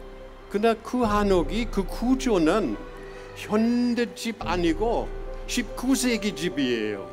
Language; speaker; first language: Korean; non-native, fluent; German